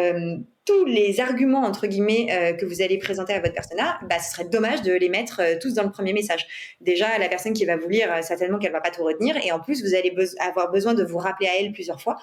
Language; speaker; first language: French; native; French